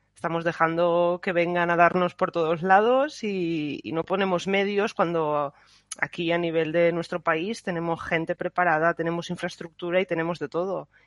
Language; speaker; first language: Spanish; native; Spanish